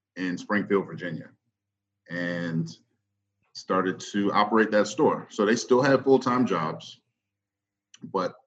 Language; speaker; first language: English; native; English